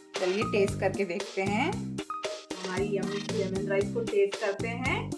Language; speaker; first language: Hindi; non-native, local second language; Tamil